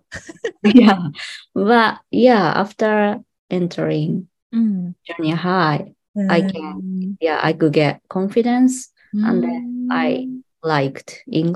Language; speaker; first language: English; non-native, learner; Japanese